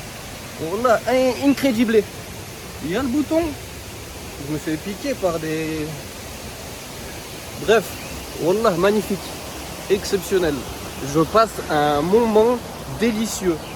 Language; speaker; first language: French; native; French